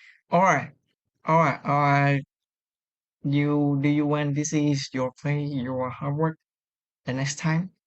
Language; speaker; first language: English; non-native, fluent; Vietnamese